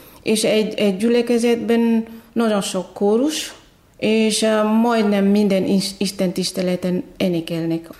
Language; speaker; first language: Hungarian; non-native, fluent; Batak Toba